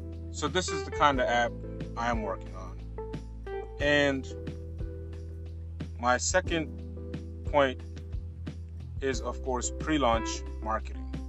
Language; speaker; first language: English; non-native, local second language; Urdu